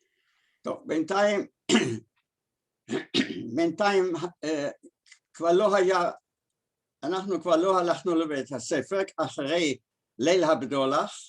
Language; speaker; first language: Hebrew; early bilingual, other home language; German